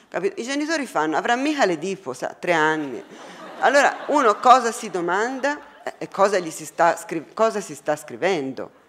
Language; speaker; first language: Italian; native; Italian